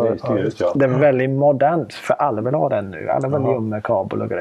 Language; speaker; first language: Swedish; non-native, fluent; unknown